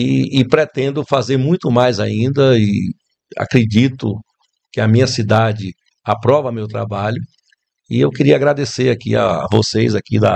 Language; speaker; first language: Portuguese; native; Portuguese